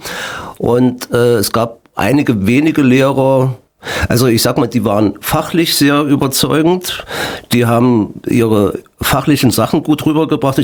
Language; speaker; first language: German; native; German